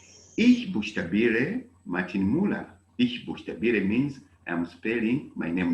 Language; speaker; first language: German; non-native, learner; Bemba